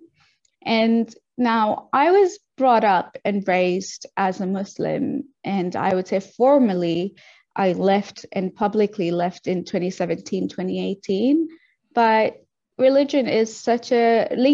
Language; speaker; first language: English; native; English